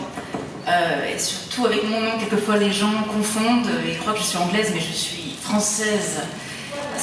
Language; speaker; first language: French; native; French